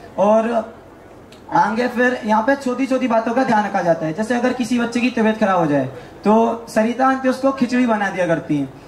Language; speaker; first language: Hindi; native; Hindi